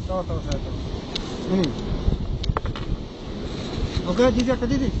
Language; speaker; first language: Indonesian; non-native, learner; Bangla